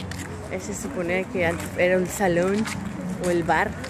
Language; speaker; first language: Spanish; native; Spanish